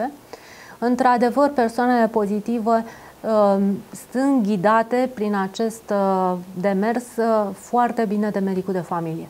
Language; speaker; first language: Romanian; native; Romanian